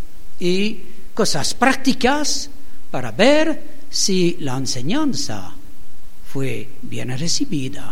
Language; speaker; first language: Spanish; non-native, learner; French